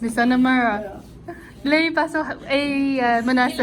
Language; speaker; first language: Arabic; non-native, learner; English